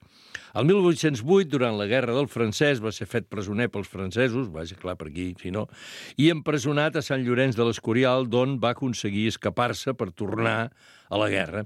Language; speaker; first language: Catalan; native; Catalan